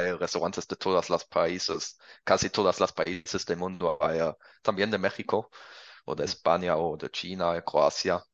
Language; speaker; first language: Spanish; non-native, learner; German